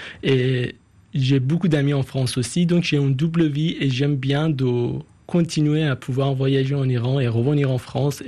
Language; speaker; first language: French; non-native, fluent; Persian